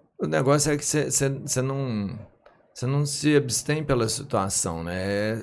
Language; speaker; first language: Portuguese; native; Portuguese